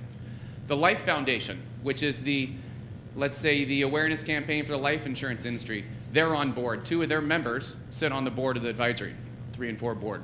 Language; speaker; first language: English; native; English